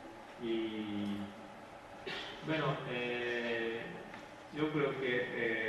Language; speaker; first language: Spanish; non-native, fluent; Japanese